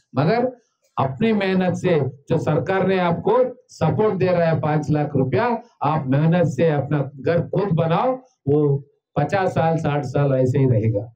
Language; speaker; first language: Hindi; non-native, local second language; Telugu